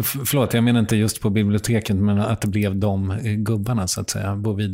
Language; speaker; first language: Swedish; native; Swedish